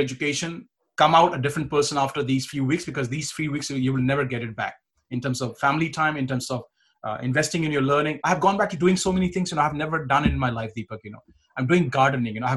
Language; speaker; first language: English; non-native, local second language; Punjabi